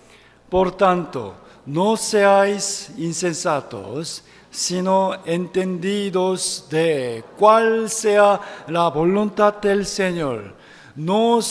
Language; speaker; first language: Spanish; non-native, fluent; Korean